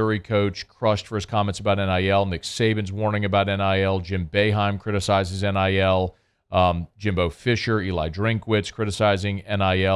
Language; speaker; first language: English; native; English